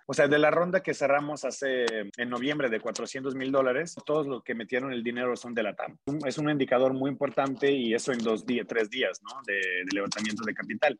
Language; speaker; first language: Spanish; non-native, fluent; Russian